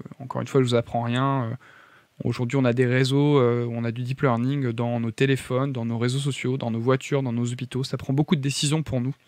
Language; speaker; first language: French; native; French